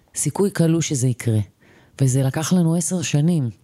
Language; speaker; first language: Hebrew; native; Hebrew